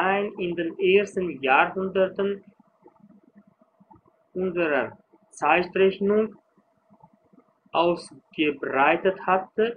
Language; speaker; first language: German; non-native, fluent; Uzbek